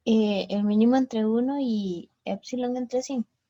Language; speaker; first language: Spanish; native; Spanish